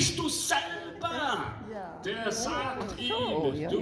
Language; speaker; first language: German; non-native, local second language; French